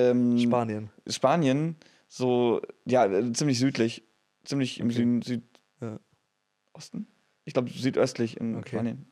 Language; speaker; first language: German; native; German